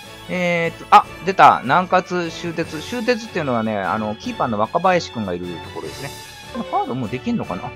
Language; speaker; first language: Japanese; native; Japanese